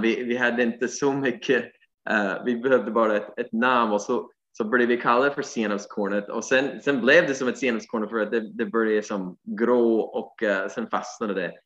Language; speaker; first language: Swedish; non-native, fluent; English